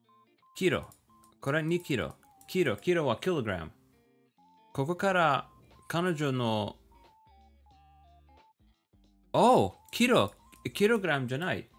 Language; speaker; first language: Japanese; non-native, learner; English